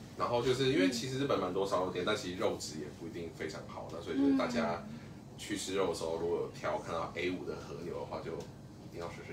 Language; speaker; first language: Chinese; native; Chinese